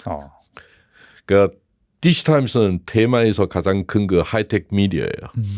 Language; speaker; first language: Korean; non-native, learner; Chinese